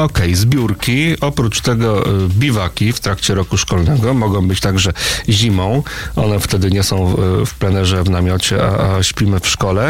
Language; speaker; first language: Polish; native; Polish